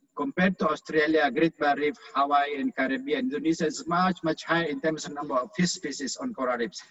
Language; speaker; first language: English; non-native, fluent; Indonesian